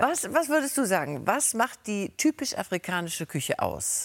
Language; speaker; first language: German; native; German